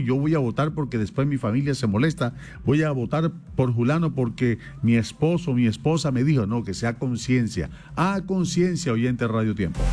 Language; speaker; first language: Spanish; native; Spanish